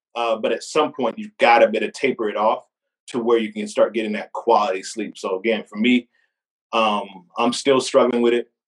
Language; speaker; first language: English; native; English